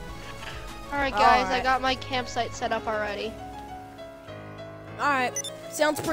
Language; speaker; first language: English; native; English